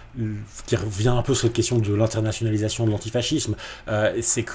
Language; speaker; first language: French; native; French